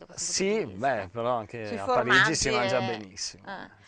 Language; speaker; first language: Italian; native; Italian